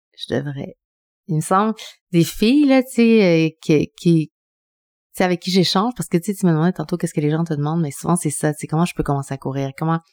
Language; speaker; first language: French; early bilingual, other home language; Spanish